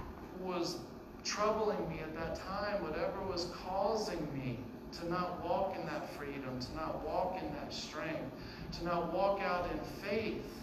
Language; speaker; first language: English; native; English